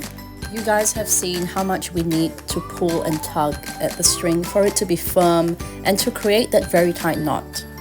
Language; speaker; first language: English; native; English